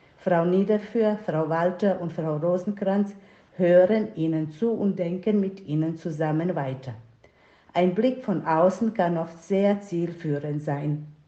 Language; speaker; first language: German; non-native, fluent; Serbian